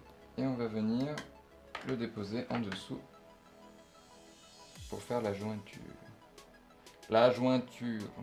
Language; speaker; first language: French; native; French